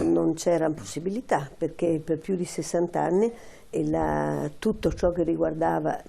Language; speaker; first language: Italian; native; Italian